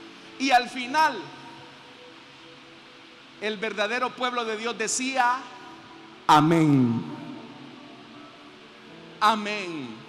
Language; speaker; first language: Spanish; native; Spanish